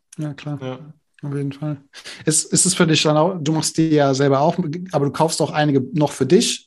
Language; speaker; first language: German; native; German